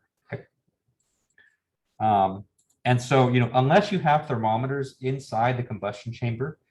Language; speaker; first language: English; native; English